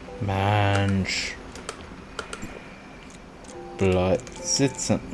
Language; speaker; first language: German; non-native, local second language; Luxembourgish